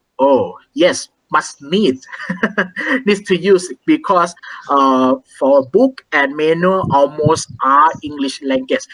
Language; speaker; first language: English; non-native, learner; Thai